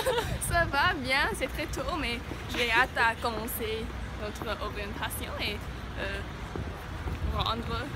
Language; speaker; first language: French; non-native, learner; English